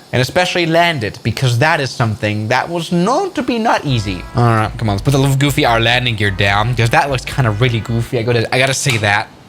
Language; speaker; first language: English; non-native, fluent; German